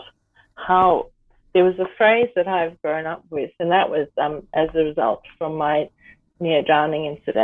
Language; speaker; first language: English; native; English